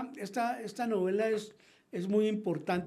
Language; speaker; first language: Spanish; native; Spanish